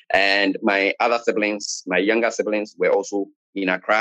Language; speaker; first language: English; non-native, local second language; Akan